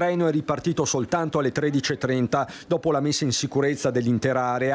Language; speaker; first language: Italian; native; Italian